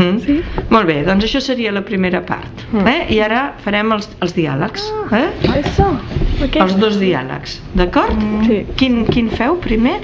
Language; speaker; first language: Catalan; native; Catalan